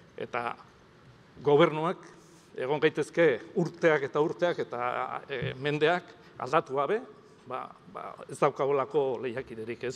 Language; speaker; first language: Basque; native; Basque